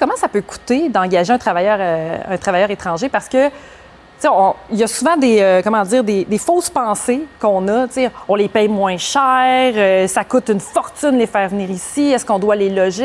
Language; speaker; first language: French; native; French